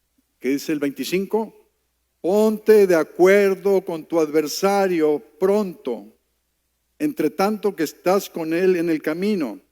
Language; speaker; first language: Spanish; native; Spanish